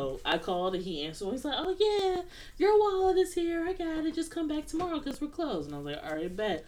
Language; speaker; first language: English; native; English